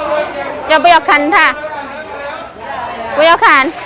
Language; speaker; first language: Chinese; non-native, learner; Javanese